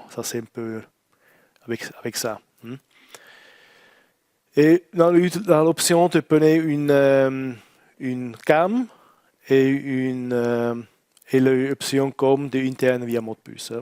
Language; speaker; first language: French; non-native, learner; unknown